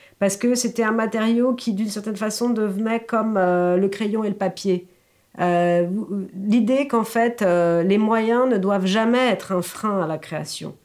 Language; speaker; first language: French; native; French